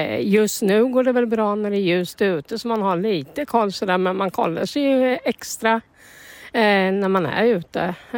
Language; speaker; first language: Swedish; native; Swedish